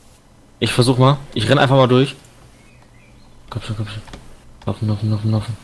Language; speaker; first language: German; native; German